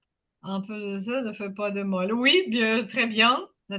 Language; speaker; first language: French; non-native, fluent; Ukrainian